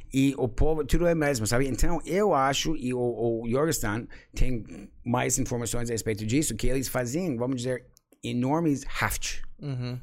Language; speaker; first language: Portuguese; non-native, fluent; English